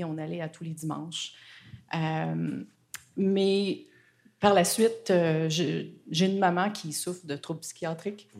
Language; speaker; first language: French; native; French